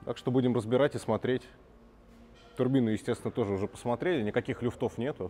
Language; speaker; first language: Russian; native; Russian